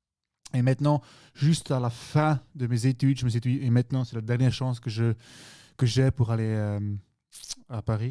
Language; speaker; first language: French; non-native, local second language; German